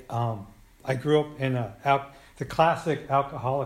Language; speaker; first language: English; native; English